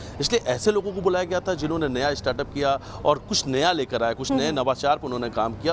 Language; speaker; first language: Hindi; native; Hindi